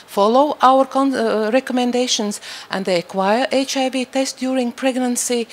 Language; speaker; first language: English; non-native, fluent; Latvian